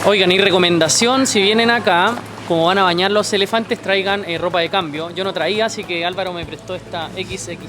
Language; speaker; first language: Spanish; native; Spanish